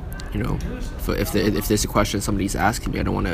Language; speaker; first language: English; early bilingual, other home language; Chinese